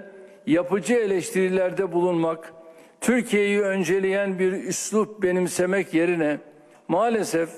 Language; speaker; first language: Turkish; native; Turkish